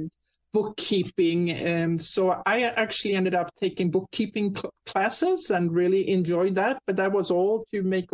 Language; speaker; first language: English; non-native, fluent; Swedish